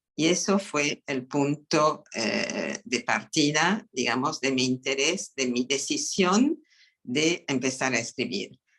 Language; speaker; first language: Spanish; non-native, fluent; French